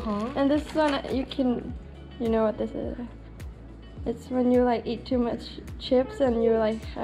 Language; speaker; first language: English; non-native, learner; Thai